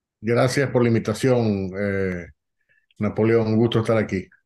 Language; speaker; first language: Spanish; native; Spanish